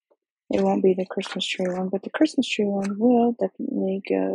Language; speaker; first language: English; native; English